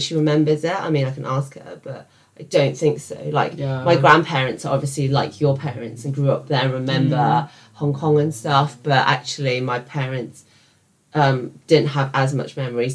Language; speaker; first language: English; native; English